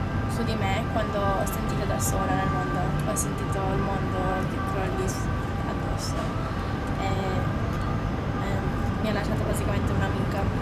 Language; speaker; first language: Italian; non-native, fluent; Maltese